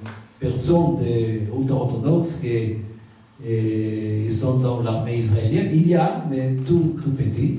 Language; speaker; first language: French; non-native, learner; Hebrew